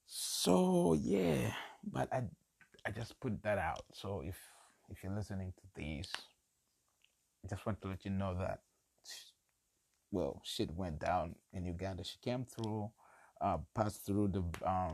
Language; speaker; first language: English; non-native, local second language; Ganda